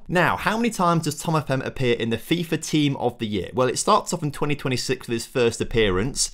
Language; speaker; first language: English; native; English